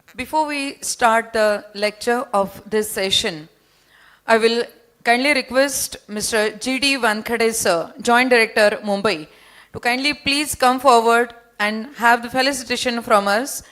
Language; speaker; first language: English; non-native, local second language; Marathi